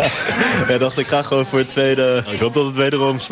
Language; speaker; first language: Dutch; native; Dutch